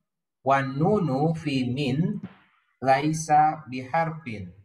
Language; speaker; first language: Arabic; non-native, learner; Indonesian